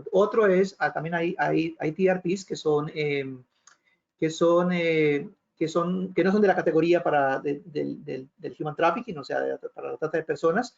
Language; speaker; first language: Spanish; native; Spanish